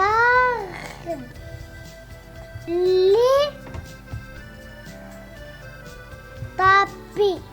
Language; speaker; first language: French; non-native, learner; Arabic